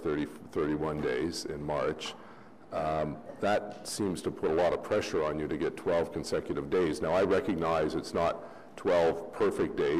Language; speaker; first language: English; native; English